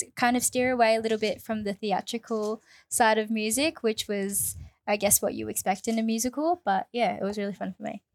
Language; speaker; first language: English; early bilingual, other home language; Filipino